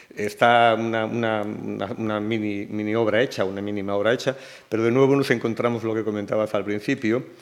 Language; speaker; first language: Spanish; native; Spanish